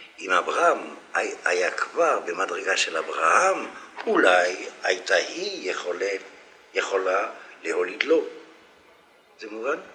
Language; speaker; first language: Hebrew; non-native, fluent; French